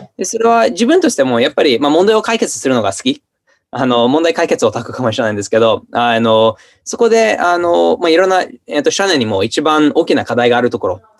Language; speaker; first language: Japanese; non-native, fluent; English